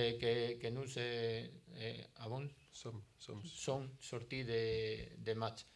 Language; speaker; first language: French; non-native, learner; Spanish